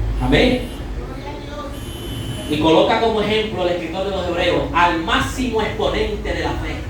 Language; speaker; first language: Spanish; native; Spanish